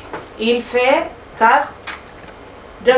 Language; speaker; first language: French; non-native, learner; Spanish